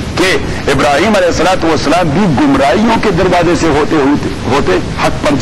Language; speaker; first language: Urdu; non-native, local second language; Pashto